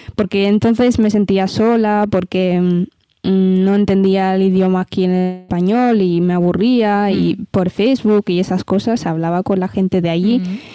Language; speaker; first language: Spanish; early bilingual, other home language; Amharic